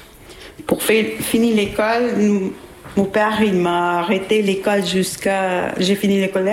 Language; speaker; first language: French; non-native, learner; Albanian